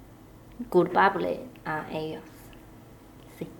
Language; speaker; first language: Spanish; non-native, learner; Chinese